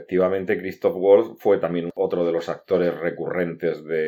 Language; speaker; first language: Spanish; native; Spanish